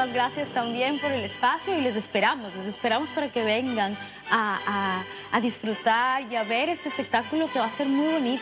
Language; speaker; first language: Spanish; native; Spanish